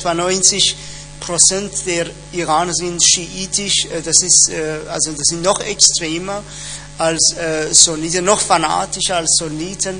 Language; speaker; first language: German; non-native, fluent; Persian